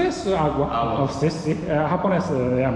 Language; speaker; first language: Spanish; non-native, learner; Korean